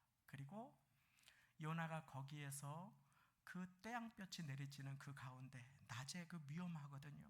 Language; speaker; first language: Korean; native; Korean